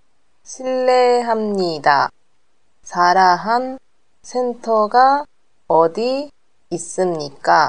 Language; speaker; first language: Korean; non-native, learner; Japanese